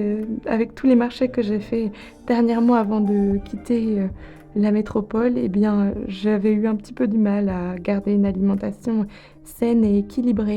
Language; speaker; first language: French; native; French